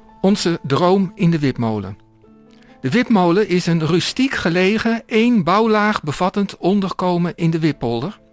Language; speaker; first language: Dutch; native; Dutch